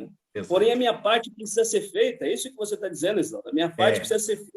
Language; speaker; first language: Portuguese; native; Portuguese